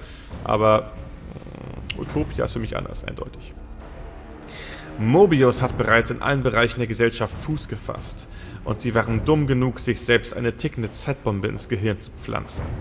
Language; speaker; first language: German; native; German